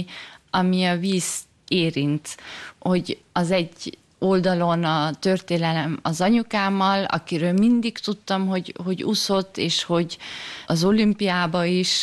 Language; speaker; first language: Hungarian; early bilingual, heritage; German